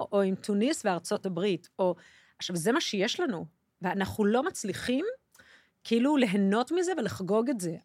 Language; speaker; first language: Hebrew; early bilingual, other home language; English